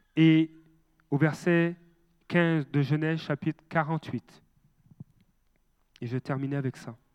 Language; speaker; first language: French; native; French